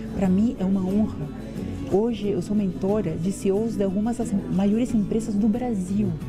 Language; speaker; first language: Portuguese; non-native, fluent; Spanish